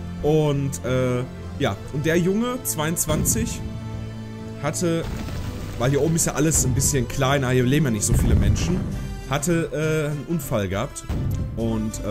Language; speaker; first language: German; native; German